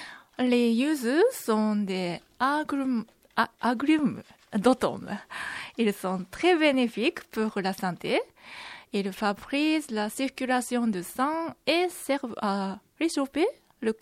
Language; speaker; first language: French; non-native, fluent; Japanese